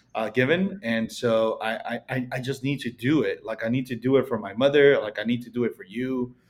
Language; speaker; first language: English; early bilingual, other home language; Spanish